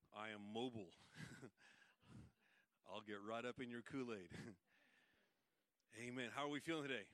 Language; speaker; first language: English; native; English